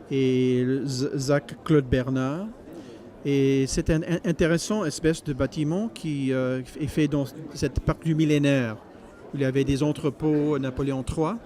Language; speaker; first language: French; non-native, fluent; English